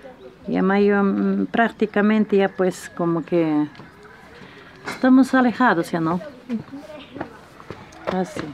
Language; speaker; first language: Spanish; native; Spanish